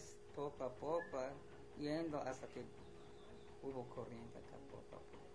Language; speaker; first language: Spanish; non-native, local second language; Yucateco